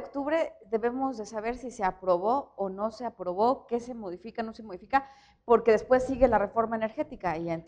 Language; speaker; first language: Spanish; native; Spanish